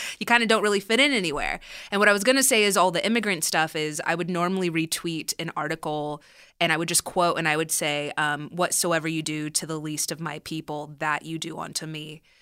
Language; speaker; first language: English; early bilingual, other home language; Spanish